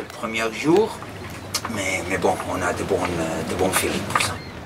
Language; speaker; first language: French; non-native, fluent; Spanish